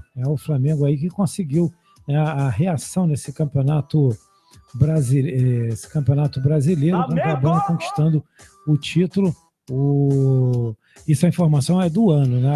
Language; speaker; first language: Portuguese; native; Portuguese